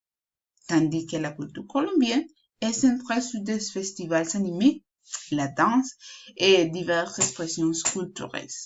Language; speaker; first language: French; non-native, learner; Spanish